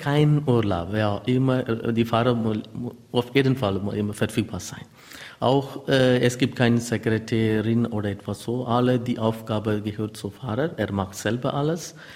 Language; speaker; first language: German; non-native, learner; Tamil